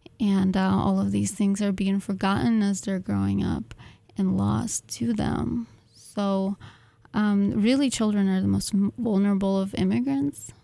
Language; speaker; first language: English; non-native, fluent; Russian